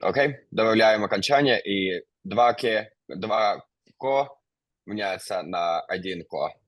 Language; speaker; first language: Russian; non-native, fluent; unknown